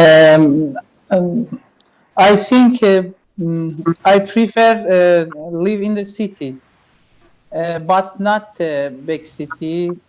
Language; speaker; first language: English; non-native, learner; Persian